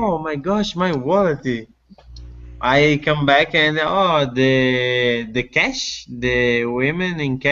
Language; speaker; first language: English; non-native, learner; Portuguese